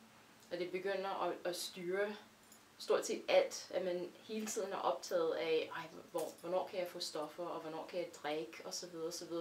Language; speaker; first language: Danish; non-native, fluent; English